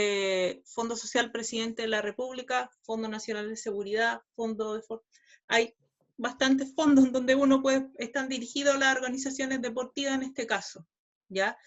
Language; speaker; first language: Spanish; native; Spanish